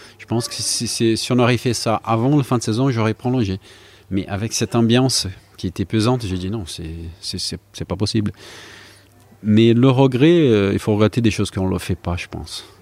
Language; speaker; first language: French; non-native, fluent; Portuguese